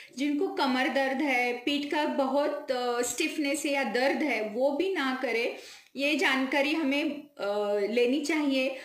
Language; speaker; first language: Hindi; non-native, local second language; Marathi